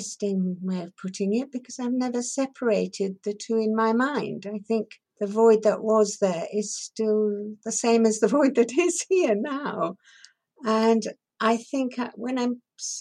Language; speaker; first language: English; early bilingual, other home language; Persian